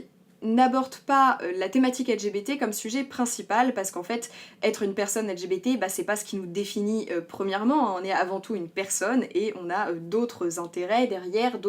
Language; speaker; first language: French; native; French